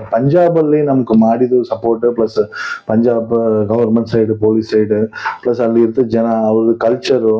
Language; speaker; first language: Kannada; non-native, local second language; Tamil